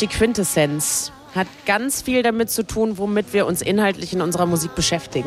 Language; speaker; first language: German; native; German